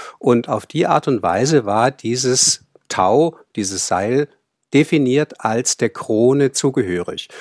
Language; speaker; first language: German; native; German